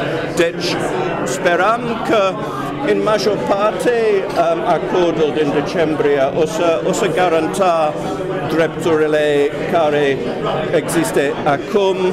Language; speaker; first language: Romanian; non-native, fluent; English